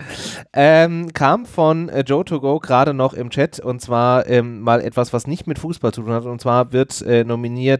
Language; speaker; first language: German; native; German